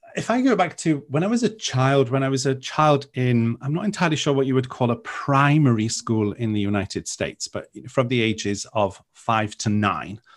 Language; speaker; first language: English; non-native, local second language; Welsh